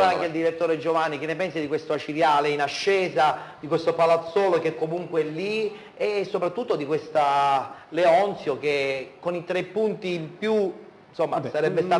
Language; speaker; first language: Italian; native; Italian